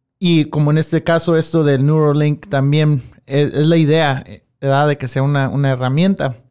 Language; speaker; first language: Spanish; early bilingual, heritage; Spanish